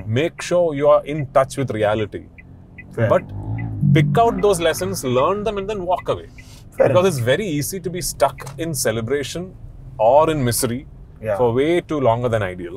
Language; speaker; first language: English; non-native, local second language; Malayalam